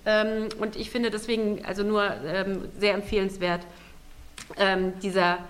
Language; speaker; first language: German; native; German